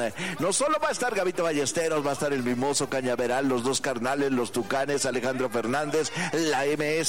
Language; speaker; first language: Spanish; native; Spanish